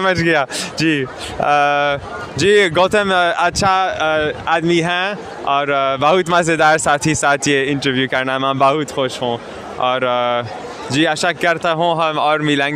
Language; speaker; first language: Hindi; non-native, learner; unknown